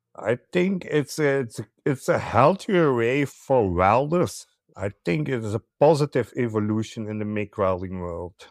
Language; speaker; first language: English; non-native, learner; Dutch